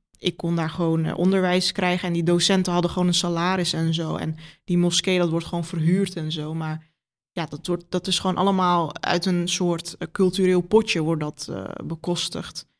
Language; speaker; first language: Dutch; early bilingual, other home language; Turkish